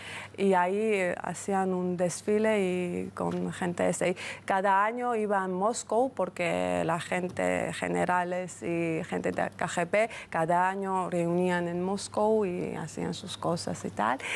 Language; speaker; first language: Spanish; non-native, fluent; Georgian